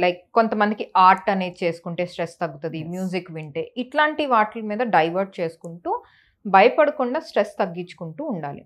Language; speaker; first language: Telugu; native; Telugu